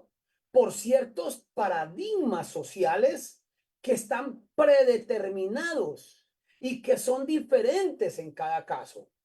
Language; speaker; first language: Spanish; native; Spanish